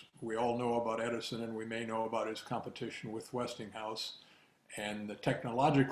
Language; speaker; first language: English; native; English